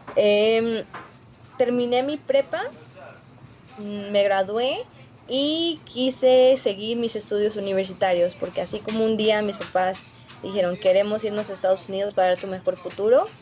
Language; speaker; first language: Spanish; early bilingual, heritage; Spanish